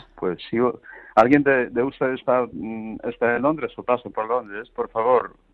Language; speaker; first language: Spanish; non-native, fluent; Polish